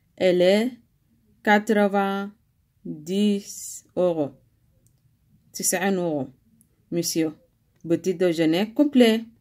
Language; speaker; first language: French; non-native, learner; Arabic